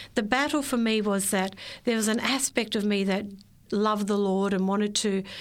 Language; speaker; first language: English; native; English